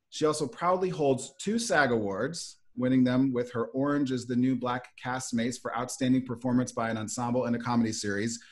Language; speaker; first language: English; native; English